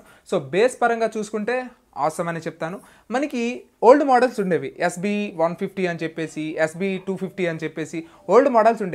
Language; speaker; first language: Telugu; native; Telugu